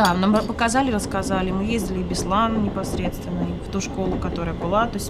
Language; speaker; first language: Russian; native; Russian